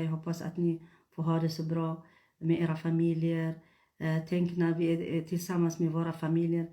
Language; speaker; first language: Swedish; non-native, fluent; Tigrinya